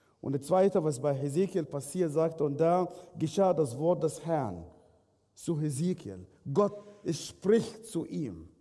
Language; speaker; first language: German; non-native, fluent; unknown